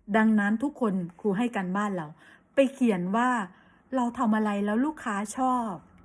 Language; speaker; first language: Thai; native; Thai